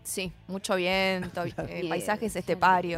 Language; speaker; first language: Spanish; early bilingual, other home language; Chinese